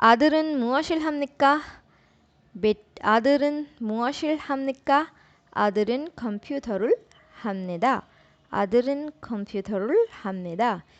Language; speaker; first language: Korean; non-native, learner; Urdu